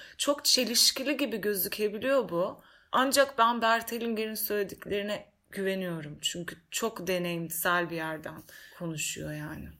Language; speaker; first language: Turkish; native; Turkish